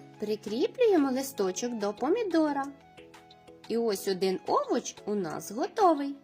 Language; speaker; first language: Ukrainian; native; Ukrainian